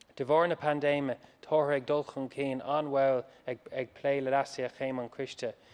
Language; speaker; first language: Irish; non-native, local second language; English